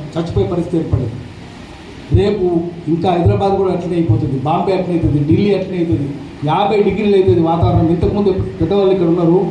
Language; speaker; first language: Telugu; native; Telugu